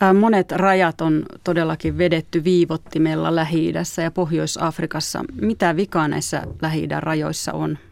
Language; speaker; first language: Finnish; native; Finnish